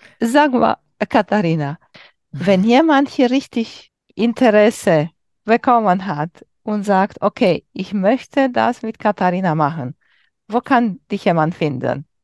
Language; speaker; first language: German; non-native, learner; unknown